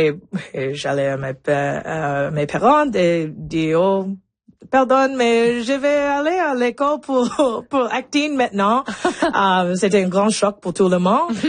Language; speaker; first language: French; non-native, local second language; English